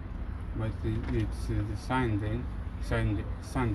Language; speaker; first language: English; non-native, learner; Romanian